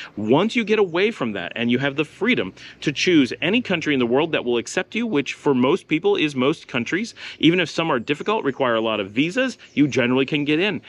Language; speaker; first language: English; native; English